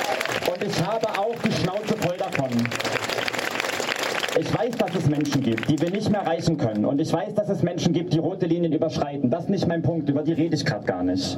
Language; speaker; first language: German; native; German